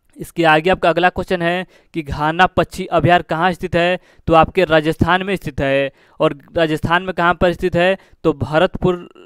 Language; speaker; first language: Hindi; native; Hindi